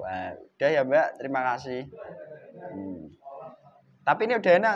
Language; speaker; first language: Indonesian; native; Indonesian